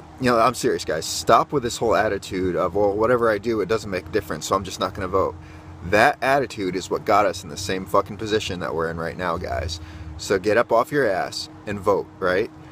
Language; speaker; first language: English; native; English